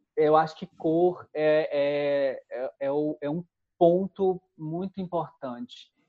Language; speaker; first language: Portuguese; native; Portuguese